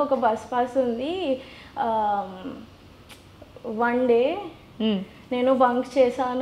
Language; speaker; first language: Telugu; non-native, local second language; Gujarati